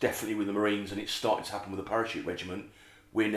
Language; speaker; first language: English; native; English